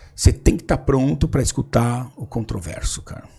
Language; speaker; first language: Portuguese; native; Portuguese